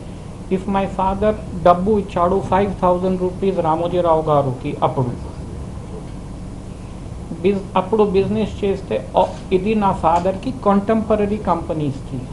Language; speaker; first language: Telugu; early bilingual, heritage; Telugu